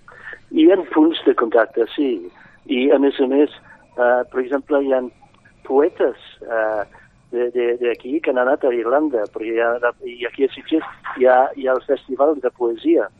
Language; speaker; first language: Catalan; non-native, fluent; English